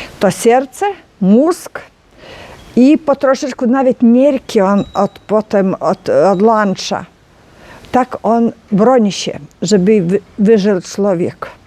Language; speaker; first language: Polish; non-native, learner; Ukrainian